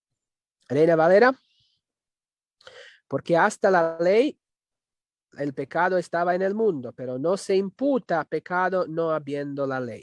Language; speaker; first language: Spanish; non-native, fluent; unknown